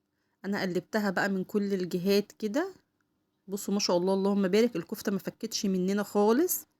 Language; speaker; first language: Arabic; native; Arabic